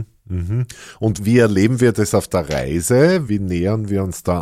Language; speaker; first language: German; native; German